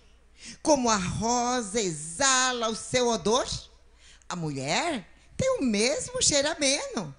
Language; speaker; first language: Portuguese; native; Portuguese